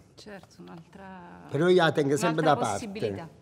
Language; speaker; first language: Italian; native; Italian